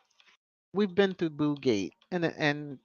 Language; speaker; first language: English; native; English